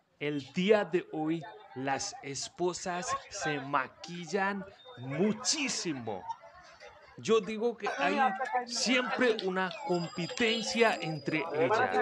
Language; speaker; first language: Spanish; non-native, fluent; Hindi